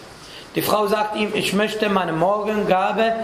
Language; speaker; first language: German; non-native, fluent; Arabic